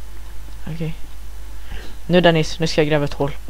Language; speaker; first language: Swedish; native; Swedish